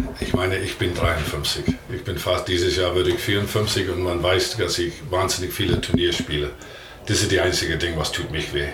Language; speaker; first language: German; non-native, learner; English